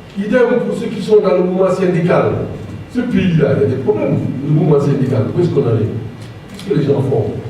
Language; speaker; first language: French; non-native, local second language; Wolof